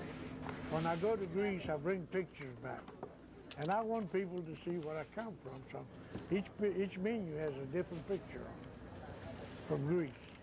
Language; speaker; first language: English; non-native, fluent; Greek